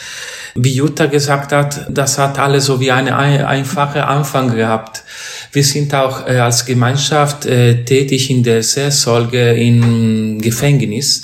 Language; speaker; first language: German; non-native, fluent; Italian